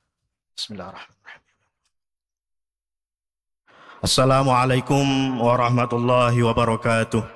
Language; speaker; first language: Arabic; non-native, fluent; Indonesian